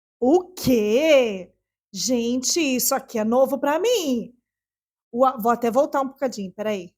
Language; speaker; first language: Portuguese; native; Portuguese